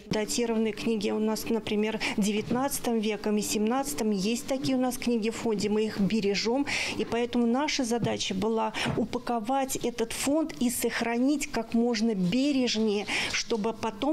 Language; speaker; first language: Russian; native; Russian